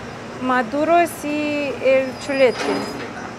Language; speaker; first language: Spanish; non-native, learner; Romanian